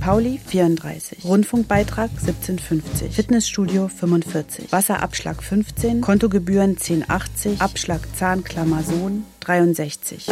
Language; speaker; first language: German; native; German